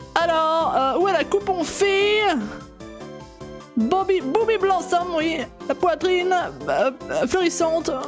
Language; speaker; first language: French; native; French